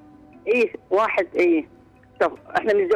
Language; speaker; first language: Arabic; native; Arabic